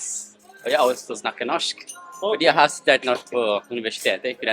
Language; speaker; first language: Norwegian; non-native, learner; Italian